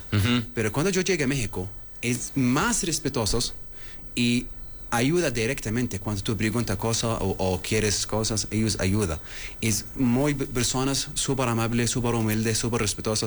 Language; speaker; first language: Spanish; non-native, learner; Arabic